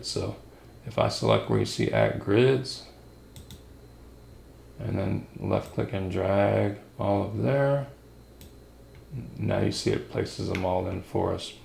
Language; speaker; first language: English; native; English